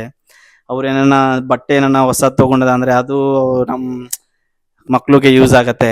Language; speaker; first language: Kannada; non-native, local second language; Telugu